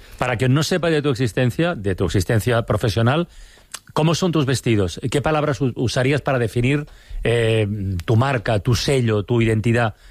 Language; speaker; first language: Spanish; native; Spanish